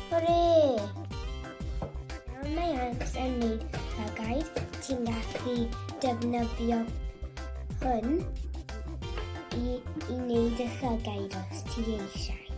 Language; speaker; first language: Welsh; non-native, local second language; English